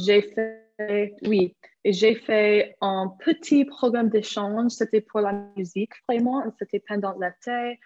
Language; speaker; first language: French; non-native, fluent; English